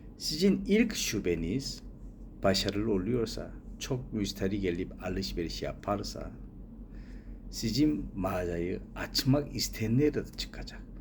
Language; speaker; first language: Turkish; non-native, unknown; Korean